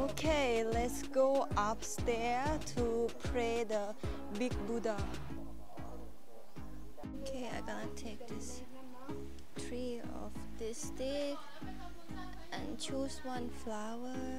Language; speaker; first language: English; non-native, learner; Thai